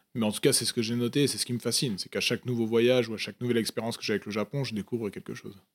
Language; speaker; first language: French; native; French